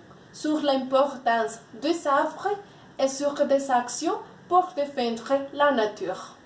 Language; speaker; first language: French; non-native, learner; Spanish